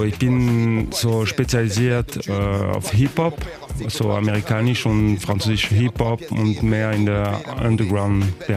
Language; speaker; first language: German; non-native, learner; French